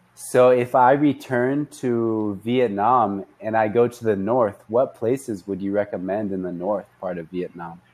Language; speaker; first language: English; native; English